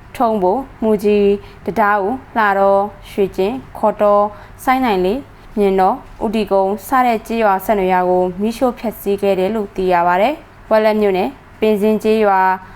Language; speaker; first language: Burmese; native; Burmese